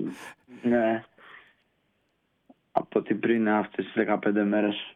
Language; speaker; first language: Greek; early bilingual, heritage; Greek